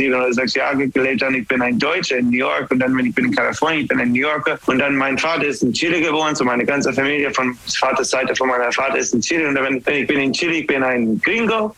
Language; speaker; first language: German; non-native, learner; English